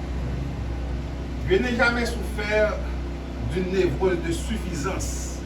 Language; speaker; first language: French; non-native, local second language; Haitian Creole